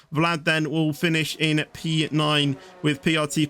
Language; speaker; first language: English; native; English